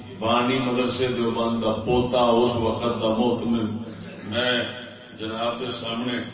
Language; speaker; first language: Urdu; non-native, local second language; Punjabi